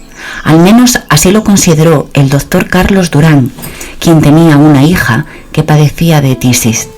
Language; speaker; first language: Spanish; native; Spanish